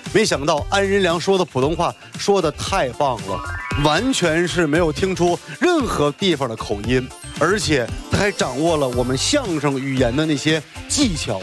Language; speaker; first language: Chinese; native; Chinese